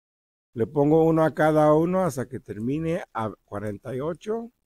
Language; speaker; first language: Spanish; early bilingual, heritage; Spanish